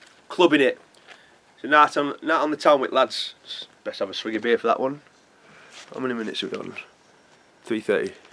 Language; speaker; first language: English; native; English